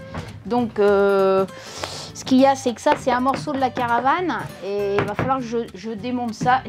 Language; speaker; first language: French; native; French